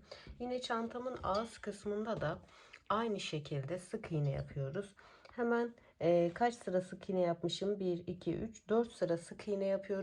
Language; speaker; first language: Turkish; native; Turkish